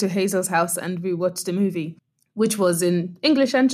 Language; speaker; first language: English; non-native, local second language; Nyanja